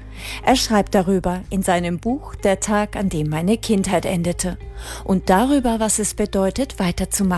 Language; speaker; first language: German; native; German